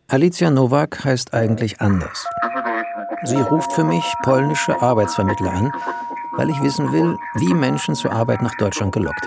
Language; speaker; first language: German; native; German